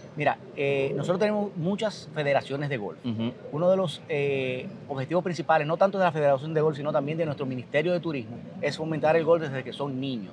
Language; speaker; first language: Spanish; native; Spanish